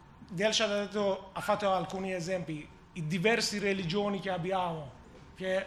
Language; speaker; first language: Italian; non-native, learner; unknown